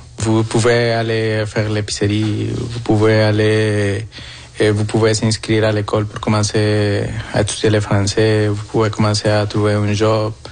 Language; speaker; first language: French; non-native, fluent; Spanish